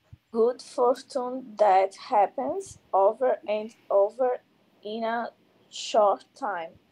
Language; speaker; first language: English; non-native, learner; Portuguese